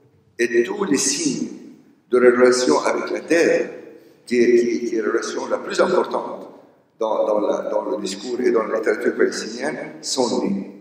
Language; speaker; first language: French; non-native, local second language; Arabic